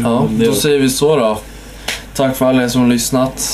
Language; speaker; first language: Swedish; native; Swedish